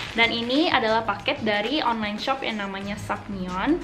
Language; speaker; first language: Indonesian; early bilingual, heritage; Indonesian